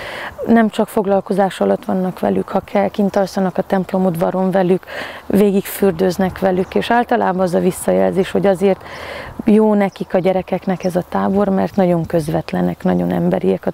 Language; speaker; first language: Hungarian; native; Hungarian